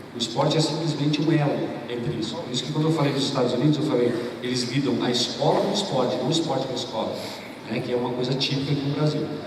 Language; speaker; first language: Portuguese; native; Portuguese